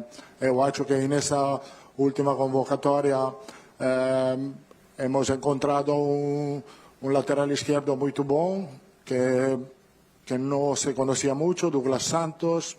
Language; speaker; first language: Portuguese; non-native, learner; Italian